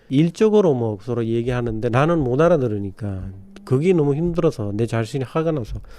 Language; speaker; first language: Korean; non-native, fluent; Bangla